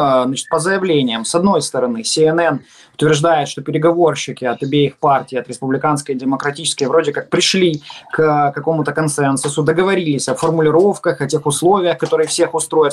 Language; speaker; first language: Russian; native; Russian